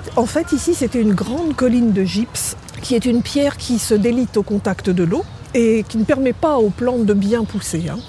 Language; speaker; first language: French; native; French